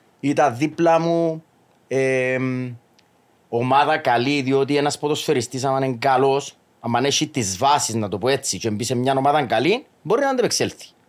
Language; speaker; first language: Greek; native; Greek